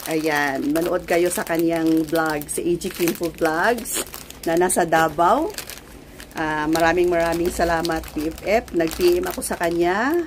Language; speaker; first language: Filipino; non-native, local second language; Cebuano